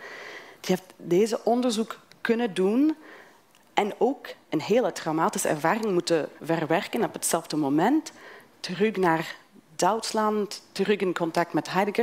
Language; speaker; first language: Dutch; non-native, fluent; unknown